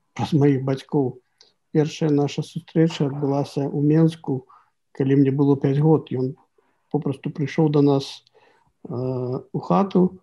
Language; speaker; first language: Belarusian; native; Belarusian